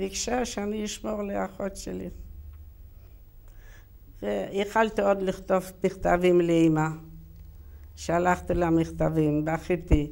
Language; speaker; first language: Hebrew; non-native, learner; Yiddish